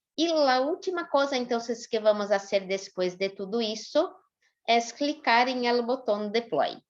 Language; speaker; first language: Spanish; non-native, fluent; Portuguese